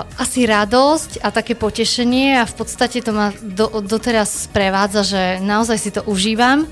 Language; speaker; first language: Slovak; native; Slovak